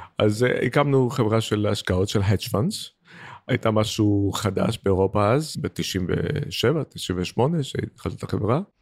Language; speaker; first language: Hebrew; non-native, fluent; Greek